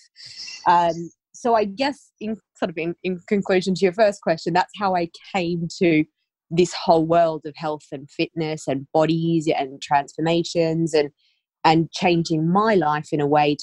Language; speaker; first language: English; native; English